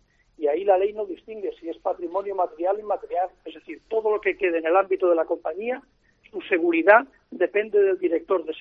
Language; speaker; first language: Spanish; native; Spanish